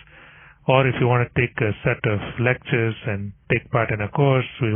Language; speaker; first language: English; non-native, local second language; Tamil